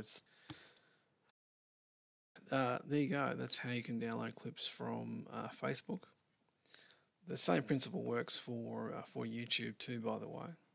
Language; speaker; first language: English; native; English